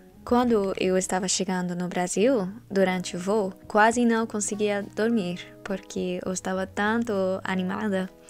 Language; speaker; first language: Portuguese; non-native, learner; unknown